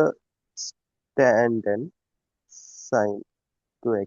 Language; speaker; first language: German; non-native, learner; Tamil